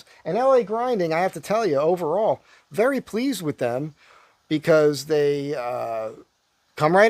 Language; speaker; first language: English; native; English